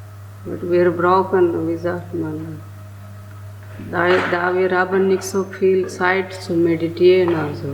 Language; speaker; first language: German; non-native, learner; Telugu